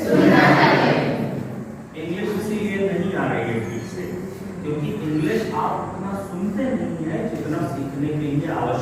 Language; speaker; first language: Hindi; native; Hindi